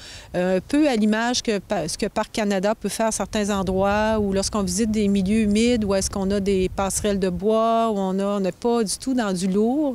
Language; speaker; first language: French; native; French